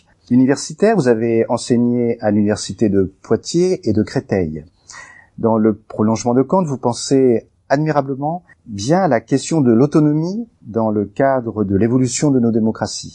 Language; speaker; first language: French; native; French